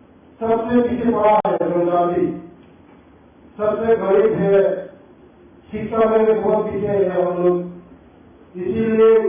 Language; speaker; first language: Hindi; non-native, local second language; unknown